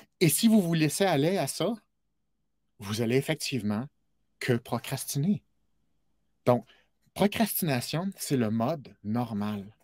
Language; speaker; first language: French; native; French